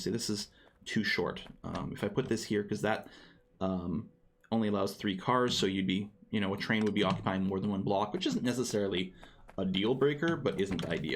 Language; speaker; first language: English; native; English